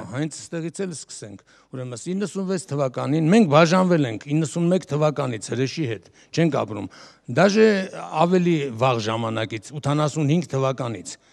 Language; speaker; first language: Armenian; native; Armenian